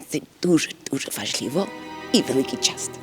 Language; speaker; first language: Ukrainian; early bilingual, heritage; English